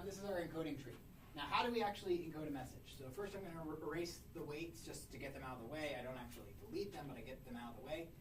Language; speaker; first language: English; native; English